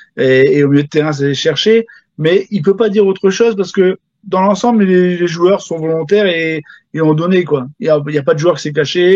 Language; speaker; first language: French; native; French